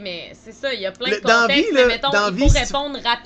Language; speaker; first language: French; native; French